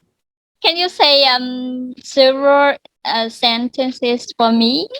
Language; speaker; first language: English; non-native, learner; Vietnamese